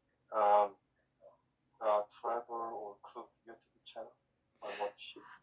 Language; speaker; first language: English; non-native, learner; Korean